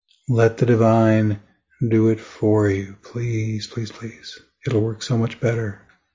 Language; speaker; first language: English; native; English